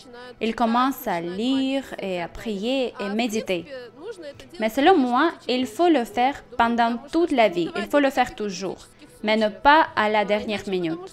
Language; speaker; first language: French; non-native, fluent; Russian